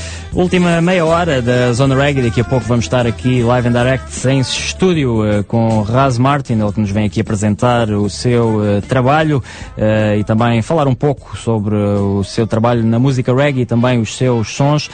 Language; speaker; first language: Portuguese; native; Portuguese